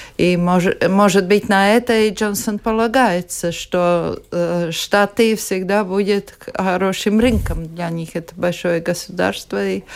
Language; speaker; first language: Russian; non-native, local second language; Latvian